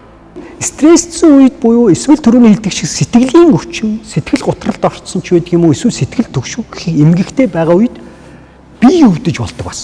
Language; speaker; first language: Mongolian; native; Mongolian